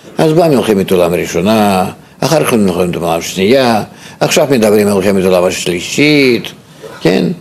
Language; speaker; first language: Hebrew; non-native, fluent; Russian